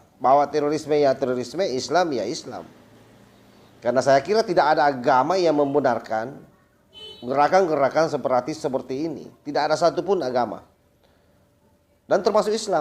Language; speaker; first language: Indonesian; native; Indonesian